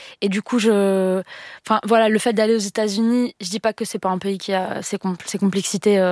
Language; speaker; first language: French; non-native, local second language; Arabic